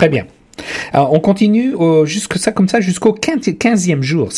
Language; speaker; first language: French; native; French